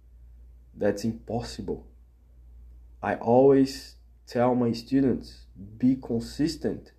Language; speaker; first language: English; non-native, fluent; Portuguese